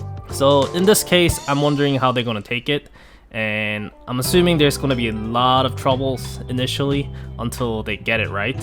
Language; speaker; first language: English; non-native, fluent; Korean